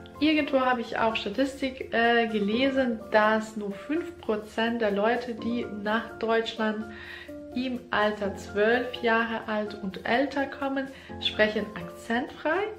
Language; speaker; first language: German; non-native, fluent; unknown